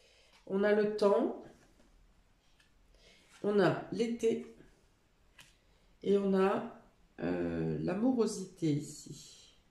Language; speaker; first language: French; native; French